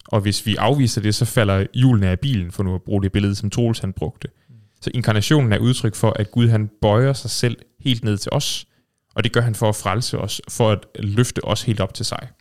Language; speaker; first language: Danish; native; Danish